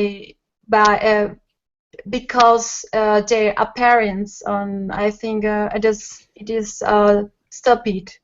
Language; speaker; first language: English; non-native, learner; Spanish